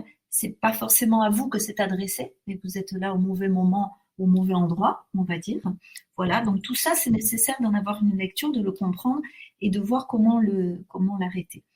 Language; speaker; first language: French; native; French